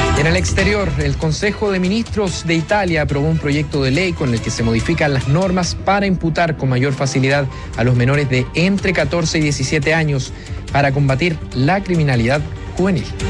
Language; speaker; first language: Spanish; native; Spanish